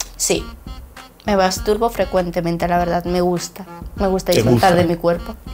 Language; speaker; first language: Spanish; native; Spanish